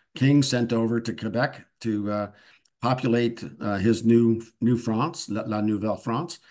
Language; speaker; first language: English; native; English